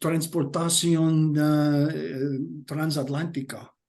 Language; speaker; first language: Spanish; non-native, learner; English